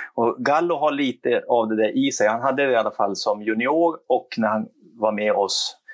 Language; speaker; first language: Swedish; native; Swedish